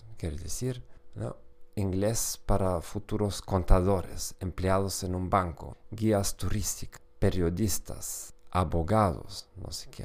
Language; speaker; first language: Spanish; non-native, fluent; German